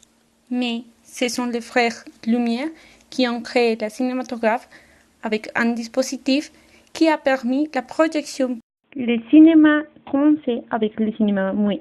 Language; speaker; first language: French; non-native, learner; Spanish